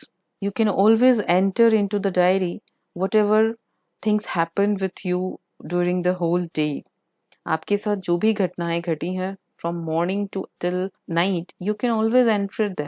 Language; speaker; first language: English; non-native, local second language; Hindi